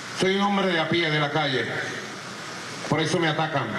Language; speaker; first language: Spanish; native; Spanish